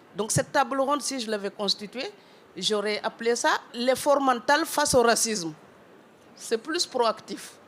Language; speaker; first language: French; non-native, local second language; Wolof